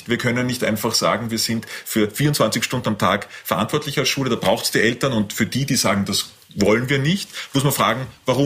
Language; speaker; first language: German; native; German